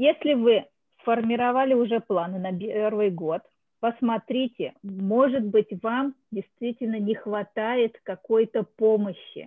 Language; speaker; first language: Russian; native; Russian